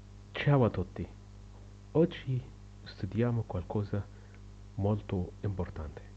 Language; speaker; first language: Italian; non-native, learner; Arabic